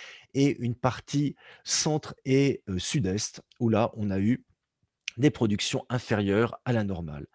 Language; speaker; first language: French; native; French